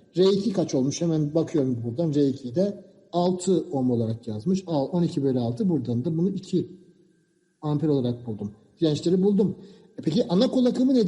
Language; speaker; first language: Turkish; native; Turkish